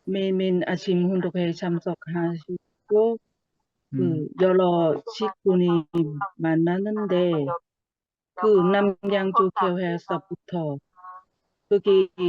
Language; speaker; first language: Korean; non-native, learner; Thai